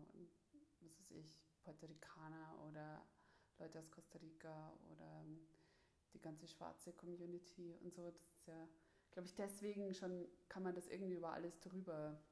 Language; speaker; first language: German; native; German